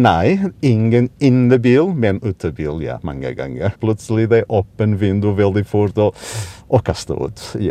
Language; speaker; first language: Norwegian; non-native, learner; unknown